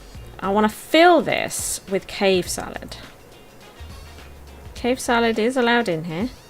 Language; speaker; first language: English; native; English